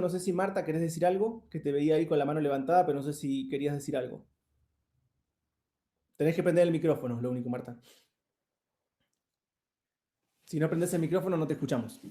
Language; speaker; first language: Spanish; native; Spanish